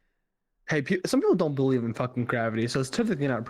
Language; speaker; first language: English; native; English